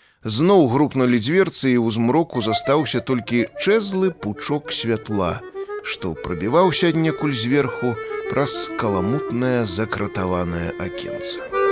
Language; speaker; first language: Belarusian; native; Belarusian